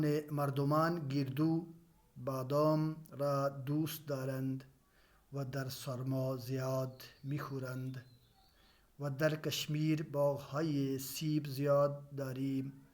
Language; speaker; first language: Persian; non-native, fluent; Urdu